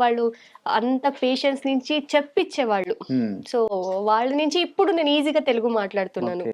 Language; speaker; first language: Telugu; non-native, local second language; Kannada